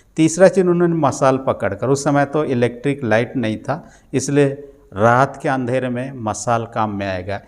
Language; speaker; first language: Hindi; non-native, local second language; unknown